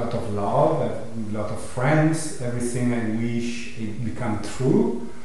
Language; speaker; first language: English; non-native, fluent; Italian